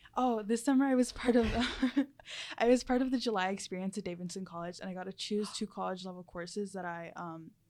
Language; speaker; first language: English; early bilingual, other home language; Spanish